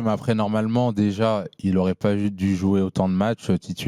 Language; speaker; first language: French; native; French